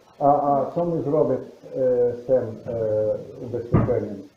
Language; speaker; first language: Polish; non-native, learner; Slovenian